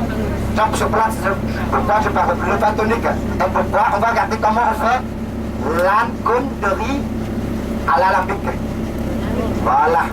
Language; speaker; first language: French; non-native, learner; Vietnamese